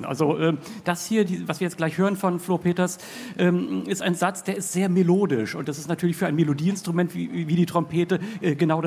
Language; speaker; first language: German; native; German